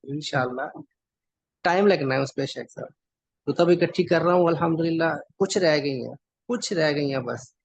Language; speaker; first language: Urdu; non-native, local second language; Punjabi